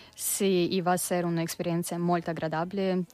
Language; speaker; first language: Catalan; non-native, learner; Russian